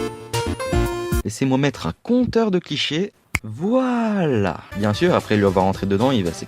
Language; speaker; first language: French; native; French